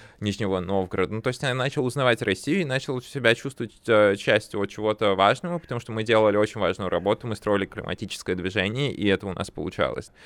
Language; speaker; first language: Russian; early bilingual, other home language; Armenian